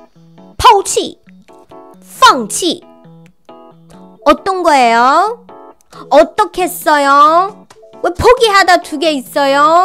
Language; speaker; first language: Korean; non-native, fluent; Chinese